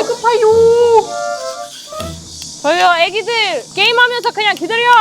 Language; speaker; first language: Korean; non-native, fluent; German